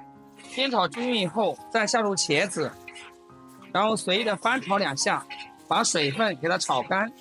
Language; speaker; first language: Chinese; native; Chinese